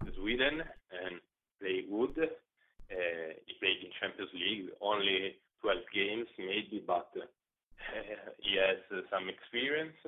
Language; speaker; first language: English; non-native, learner; Italian